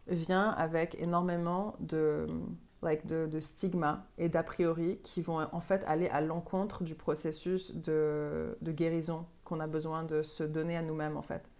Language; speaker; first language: French; native; French